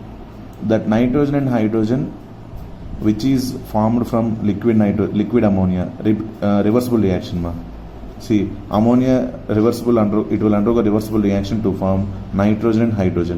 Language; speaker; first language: English; non-native, local second language; Telugu